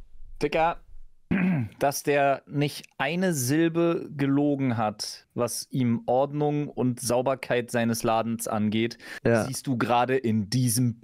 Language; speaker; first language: German; native; German